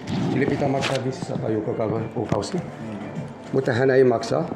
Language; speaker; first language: Finnish; non-native, learner; Turkish